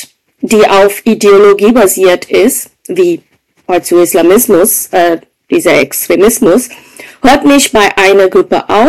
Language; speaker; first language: German; non-native, fluent; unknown